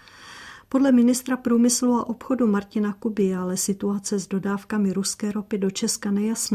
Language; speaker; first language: Czech; native; Czech